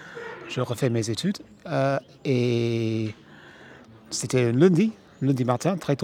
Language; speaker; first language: French; non-native, fluent; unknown